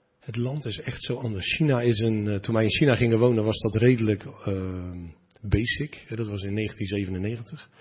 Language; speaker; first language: Dutch; native; Dutch